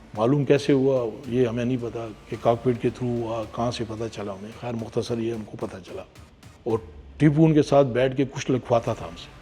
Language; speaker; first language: Urdu; non-native, local second language; Pashto